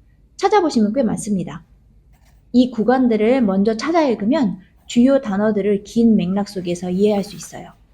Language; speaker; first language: Korean; native; Korean